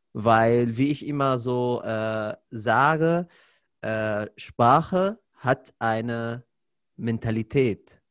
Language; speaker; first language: German; non-native, fluent; Arabic